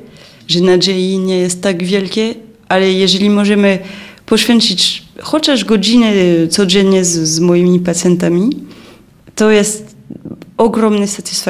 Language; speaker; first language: Polish; non-native, fluent; French